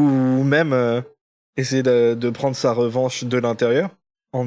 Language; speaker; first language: French; native; French